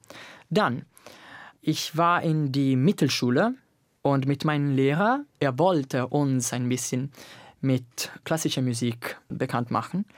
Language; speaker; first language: German; non-native, learner; Italian